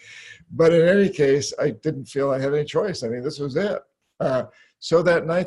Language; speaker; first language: English; native; English